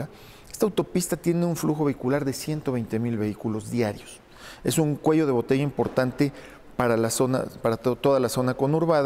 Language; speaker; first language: Spanish; native; Spanish